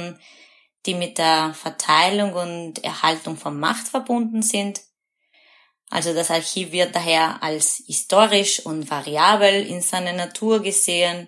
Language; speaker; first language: German; non-native, fluent; Spanish